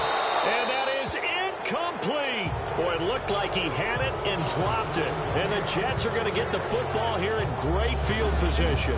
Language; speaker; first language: English; native; English